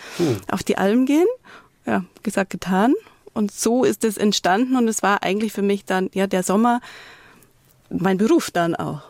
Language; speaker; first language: German; native; German